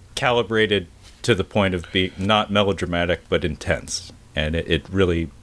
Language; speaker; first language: English; native; English